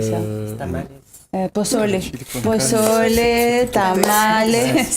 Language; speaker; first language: French; non-native, fluent; Spanish